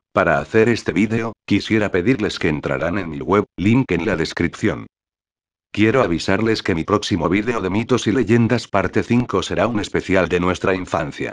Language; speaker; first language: Spanish; native; Spanish